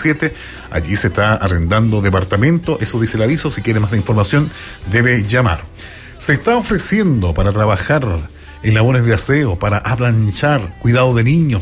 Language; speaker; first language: Spanish; native; Spanish